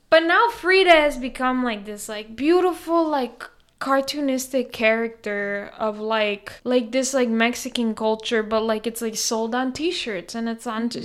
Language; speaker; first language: English; early bilingual, other home language; Spanish